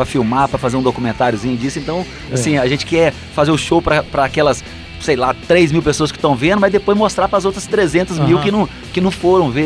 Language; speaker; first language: Portuguese; native; Portuguese